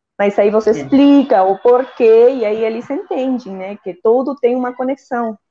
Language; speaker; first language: Portuguese; non-native, fluent; Spanish